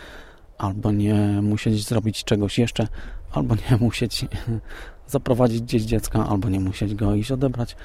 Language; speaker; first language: Polish; native; Polish